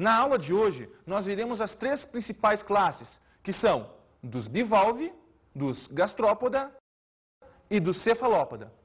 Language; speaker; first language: Portuguese; native; Portuguese